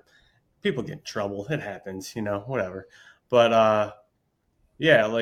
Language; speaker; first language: English; native; English